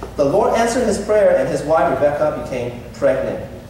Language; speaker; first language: English; early bilingual, other home language; Chinese